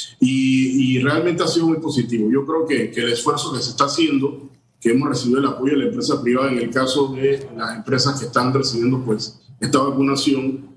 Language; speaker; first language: Spanish; native; Spanish